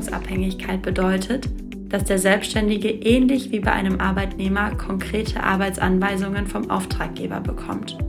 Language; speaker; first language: German; native; German